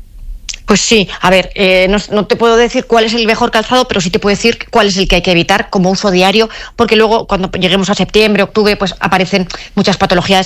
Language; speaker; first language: Spanish; native; Spanish